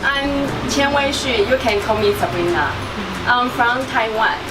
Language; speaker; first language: English; non-native, learner; Chinese